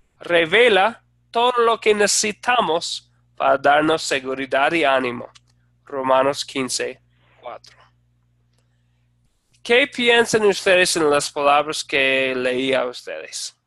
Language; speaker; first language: Spanish; non-native, fluent; English